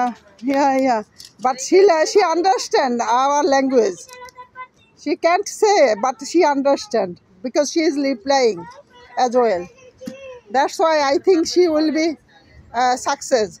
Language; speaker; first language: English; non-native, learner; Bangla